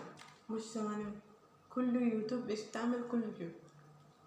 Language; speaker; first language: Arabic; non-native, learner; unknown